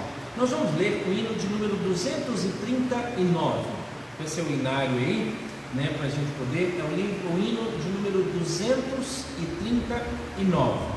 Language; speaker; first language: Portuguese; native; Portuguese